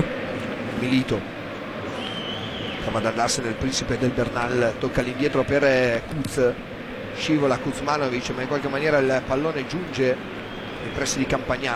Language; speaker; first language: Italian; native; Italian